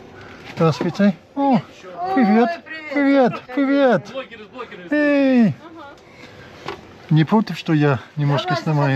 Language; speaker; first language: Russian; non-native, learner; English